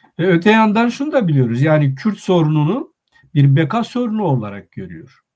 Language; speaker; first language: Turkish; non-native, local second language; Kurdish